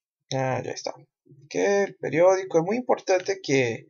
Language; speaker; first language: Spanish; non-native, fluent; Portuguese